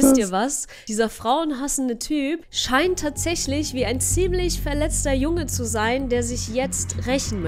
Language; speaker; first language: German; native; German